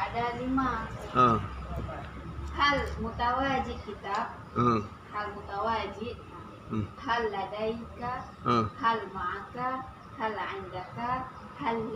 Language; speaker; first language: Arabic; non-native, learner; Indonesian